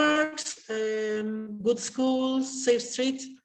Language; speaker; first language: English; non-native, learner; Spanish